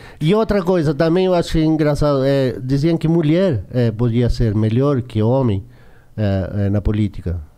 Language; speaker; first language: Portuguese; non-native, fluent; Spanish